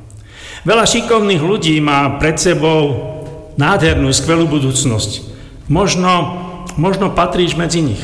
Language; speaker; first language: Slovak; native; Slovak